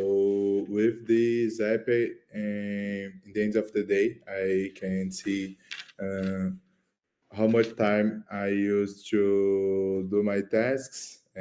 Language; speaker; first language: English; non-native, learner; Portuguese